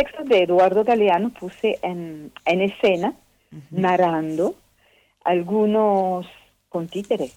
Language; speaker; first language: Spanish; non-native, fluent; French